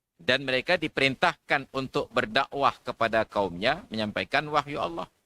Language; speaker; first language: Malay; non-native, local second language; Achinese